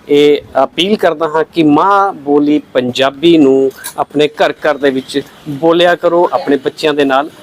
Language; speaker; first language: Punjabi; native; Punjabi